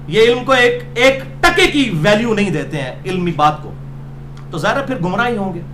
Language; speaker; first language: Urdu; non-native, local second language; Punjabi